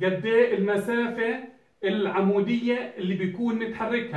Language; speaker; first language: Arabic; native; Arabic